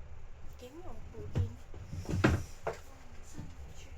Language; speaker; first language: Cantonese; non-native, fluent; Japanese